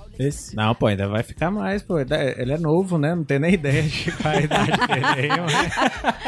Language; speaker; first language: Portuguese; native; Portuguese